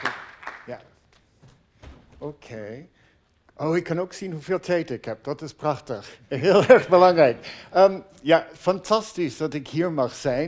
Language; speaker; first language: Dutch; non-native, fluent; English